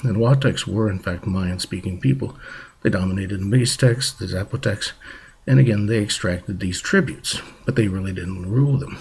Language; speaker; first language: English; native; English